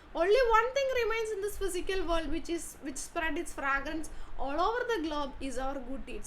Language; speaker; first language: English; non-native, local second language; Malayalam